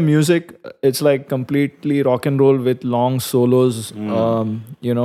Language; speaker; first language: English; non-native, local second language; Hindi